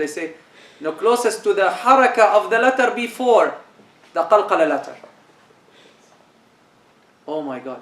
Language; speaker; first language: English; non-native, fluent; Arabic